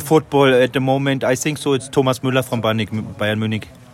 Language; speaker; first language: English; non-native, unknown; German